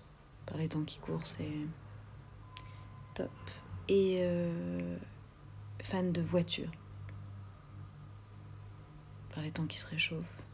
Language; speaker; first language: French; native; French